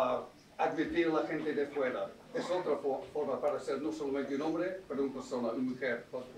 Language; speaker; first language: Spanish; non-native, fluent; English